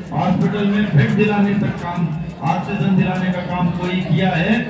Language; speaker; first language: Hindi; non-native, local second language; Kannada